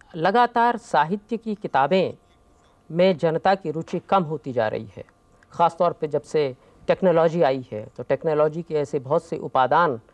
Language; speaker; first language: Hindi; native; Hindi